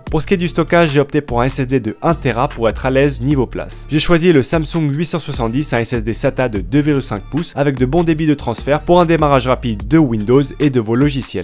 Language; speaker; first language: French; native; French